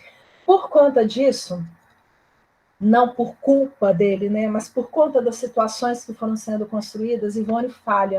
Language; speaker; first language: Portuguese; native; Portuguese